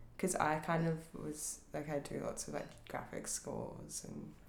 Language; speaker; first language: English; native; English